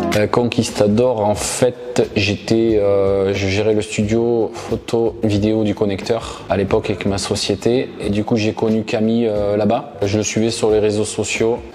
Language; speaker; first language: French; native; French